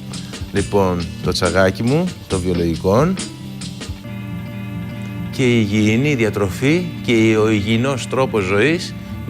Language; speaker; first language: Greek; native; Greek